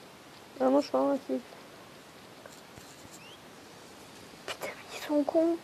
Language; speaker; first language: French; native; French